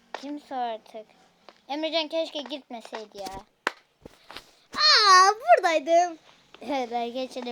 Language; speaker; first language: Turkish; native; Turkish